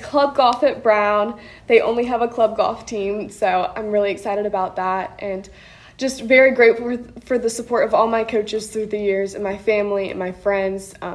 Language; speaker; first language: English; native; English